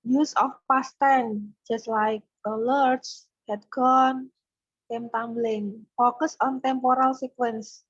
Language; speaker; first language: English; non-native, fluent; Indonesian